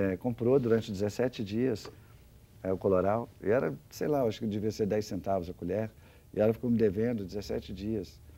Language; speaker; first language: Portuguese; native; Portuguese